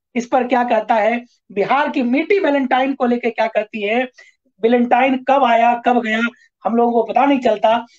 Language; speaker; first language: Hindi; native; Hindi